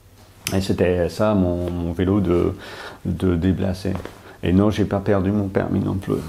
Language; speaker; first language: French; non-native, fluent; English